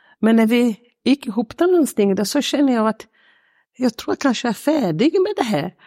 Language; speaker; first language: Swedish; non-native, fluent; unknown